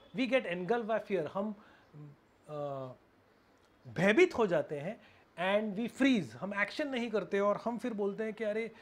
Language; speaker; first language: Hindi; non-native, local second language; Marathi